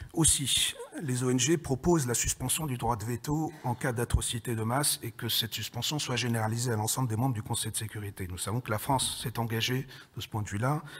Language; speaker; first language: French; native; French